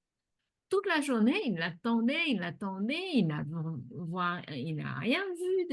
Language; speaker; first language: French; non-native, fluent; Vietnamese